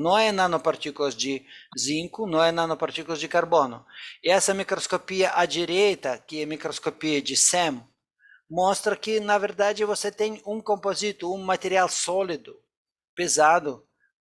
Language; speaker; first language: Portuguese; non-native, fluent; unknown